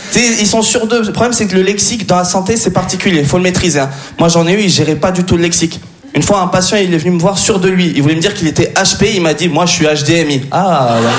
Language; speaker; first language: French; native; French